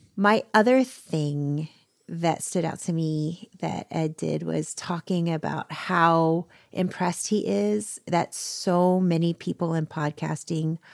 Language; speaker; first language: English; native; English